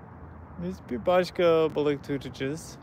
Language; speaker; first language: Turkish; non-native, learner; English